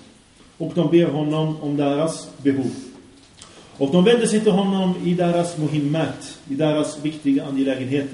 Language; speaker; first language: Swedish; early bilingual, other home language; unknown